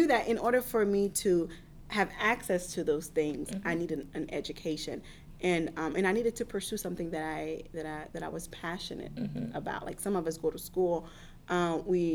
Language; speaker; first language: English; early bilingual, other home language; Haitian Creole